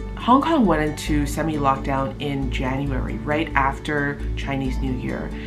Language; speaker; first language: English; native; English